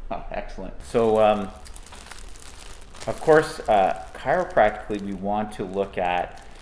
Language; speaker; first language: English; native; English